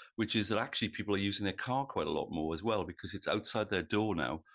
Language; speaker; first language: English; native; English